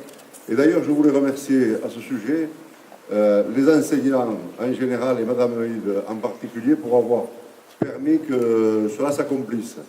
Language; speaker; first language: French; native; French